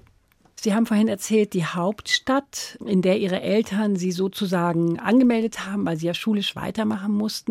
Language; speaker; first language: German; native; German